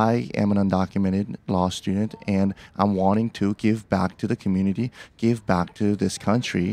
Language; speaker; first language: English; early bilingual, other home language; Korean